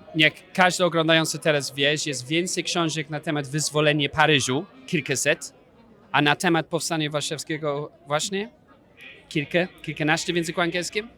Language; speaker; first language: Polish; non-native, fluent; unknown